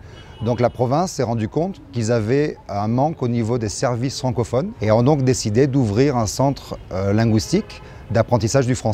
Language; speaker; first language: French; native; French